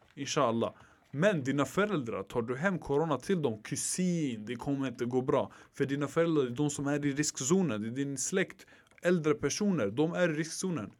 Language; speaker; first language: Swedish; early bilingual, other home language; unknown